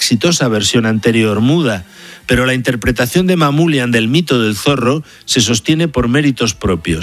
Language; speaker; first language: Spanish; native; Spanish